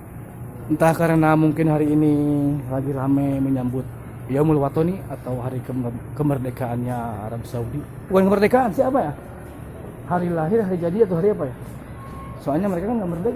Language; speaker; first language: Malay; non-native, local second language; Sundanese